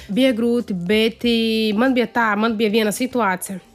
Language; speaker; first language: Latvian; non-native, fluent; Portuguese